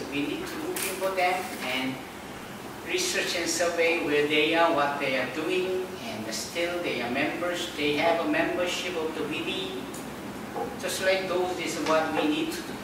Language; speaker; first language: English; non-native, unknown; Korean